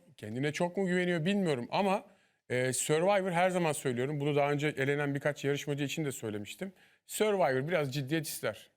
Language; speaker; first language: Turkish; native; Turkish